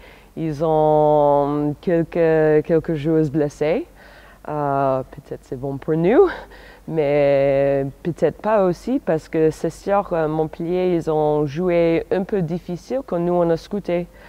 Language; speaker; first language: French; non-native, fluent; English